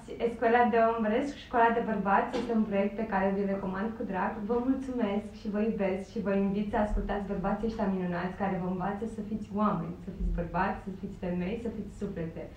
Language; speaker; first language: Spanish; non-native, fluent; Romanian